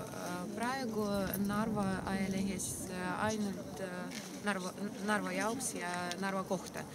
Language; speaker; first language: Estonian; non-native, local second language; Russian